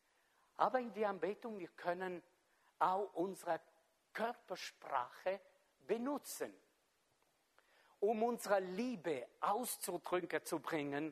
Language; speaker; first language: German; non-native, fluent; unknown